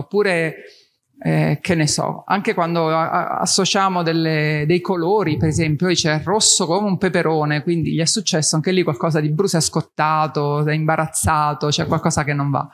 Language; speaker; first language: Italian; native; Italian